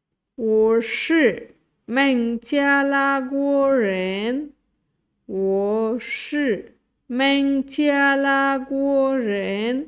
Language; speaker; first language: Chinese; non-native, learner; Bangla